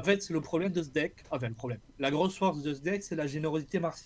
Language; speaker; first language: French; native; French